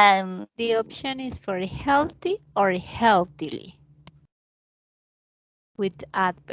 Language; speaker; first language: English; non-native, learner; Spanish